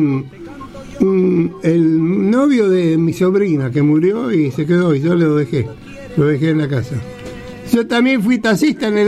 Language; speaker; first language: Spanish; native; Spanish